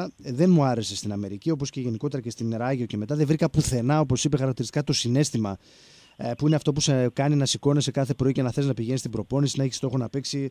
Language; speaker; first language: Greek; native; Greek